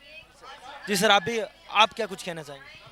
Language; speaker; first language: Hindi; native; Hindi